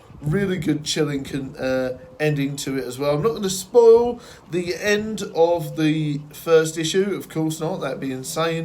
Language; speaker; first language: English; native; English